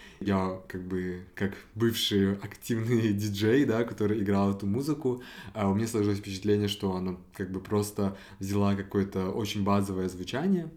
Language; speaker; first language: Russian; native; Russian